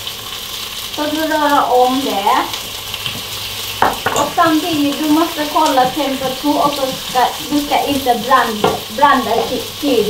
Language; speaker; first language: Swedish; non-native, learner; Thai